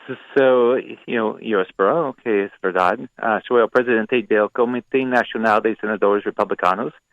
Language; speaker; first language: Spanish; non-native, learner; English